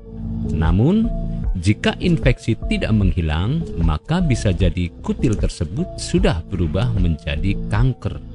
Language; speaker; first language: Indonesian; native; Indonesian